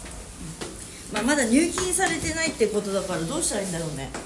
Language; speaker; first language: Japanese; native; Japanese